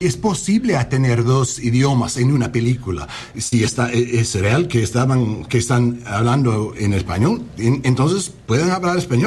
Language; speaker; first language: Spanish; non-native, learner; English